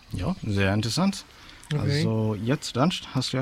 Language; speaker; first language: German; non-native, learner; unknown